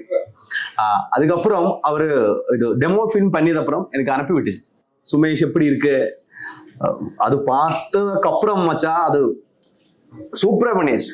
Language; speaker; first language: Tamil; non-native, learner; Malayalam